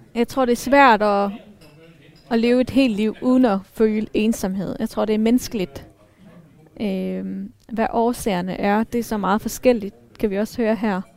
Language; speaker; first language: Danish; early bilingual, other home language; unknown